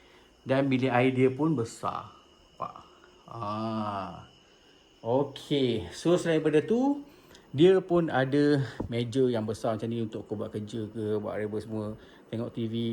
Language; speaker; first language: Malay; native; Malay